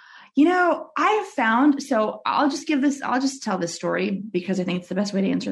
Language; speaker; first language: English; early bilingual, other home language; Russian